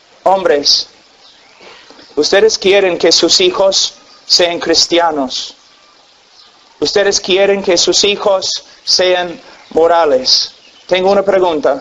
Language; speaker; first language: Spanish; non-native, fluent; English